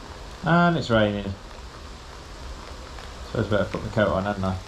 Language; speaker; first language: English; native; English